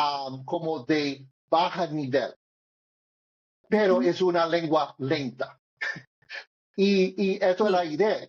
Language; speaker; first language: Spanish; non-native, learner; English